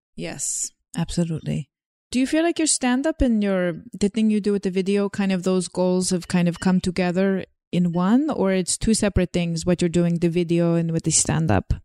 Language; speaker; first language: English; non-native, fluent; Slovenian